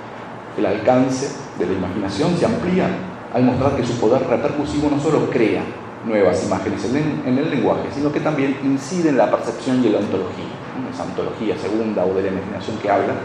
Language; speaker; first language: Spanish; native; Spanish